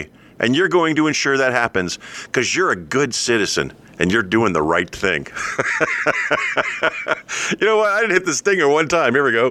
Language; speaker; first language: English; native; English